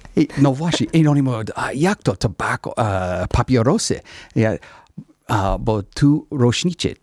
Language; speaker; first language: Polish; non-native, learner; English